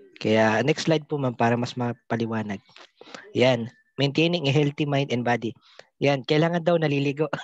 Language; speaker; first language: Filipino; non-native, local second language; Cebuano